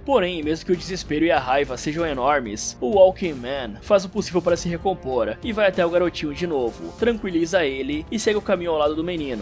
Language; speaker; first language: Portuguese; native; Portuguese